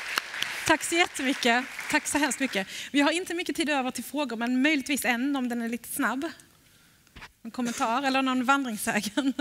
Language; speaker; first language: Swedish; native; Swedish